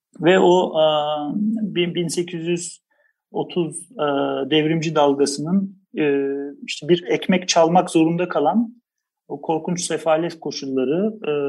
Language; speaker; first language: Turkish; native; Turkish